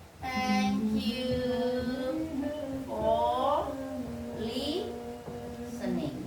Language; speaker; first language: English; non-native, fluent; Indonesian